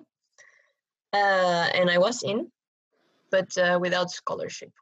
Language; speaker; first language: English; non-native, fluent; Spanish